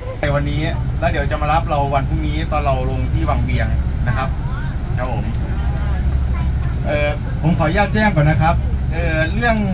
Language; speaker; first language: Thai; native; Thai